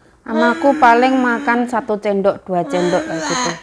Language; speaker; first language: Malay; non-native, local second language; Javanese